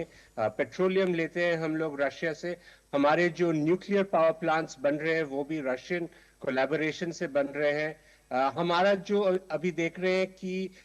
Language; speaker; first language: Hindi; native; Hindi